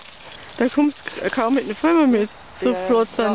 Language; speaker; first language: German; native; German